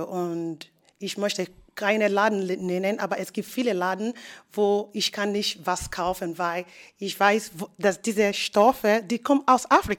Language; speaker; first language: German; non-native, learner; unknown